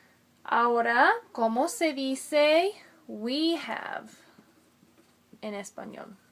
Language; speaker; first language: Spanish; non-native, fluent; English